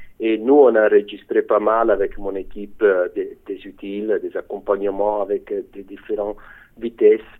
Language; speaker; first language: French; non-native, fluent; Italian